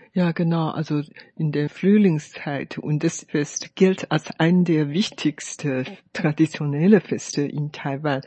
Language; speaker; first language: German; non-native, fluent; Chinese